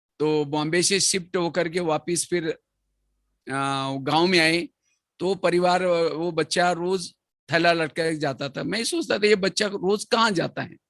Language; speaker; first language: Hindi; non-native, local second language; Marathi